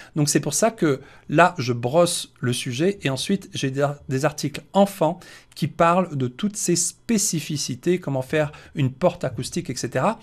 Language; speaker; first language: French; native; French